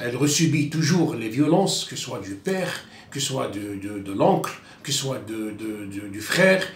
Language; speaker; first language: French; non-native, local second language; Arabic